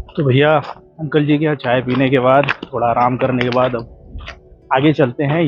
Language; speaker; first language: Hindi; native; Hindi